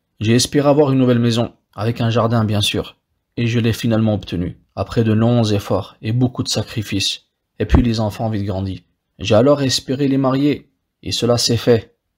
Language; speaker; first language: French; non-native, local second language; Wolof